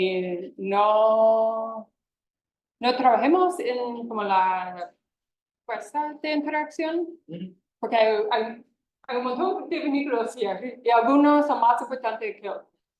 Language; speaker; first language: Spanish; non-native, fluent; English